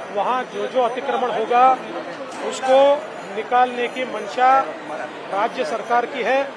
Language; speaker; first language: Hindi; non-native, local second language; Marathi